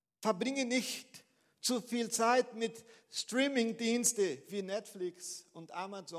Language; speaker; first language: German; non-native, fluent; Portuguese